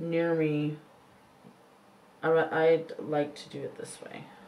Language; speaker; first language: English; native; English